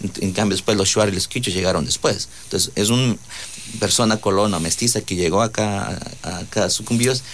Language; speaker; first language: Spanish; non-native, local second language; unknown